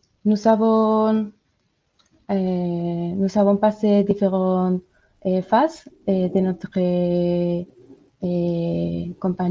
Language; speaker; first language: French; non-native, learner; Spanish